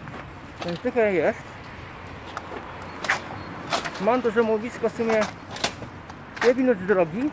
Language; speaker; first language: Polish; native; Polish